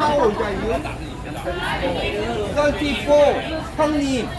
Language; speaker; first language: English; non-native, learner; Korean